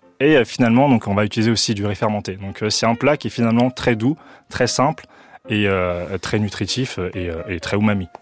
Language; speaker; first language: French; early bilingual, other home language; Chinese